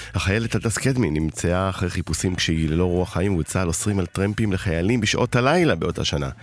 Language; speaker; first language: Hebrew; native; Hebrew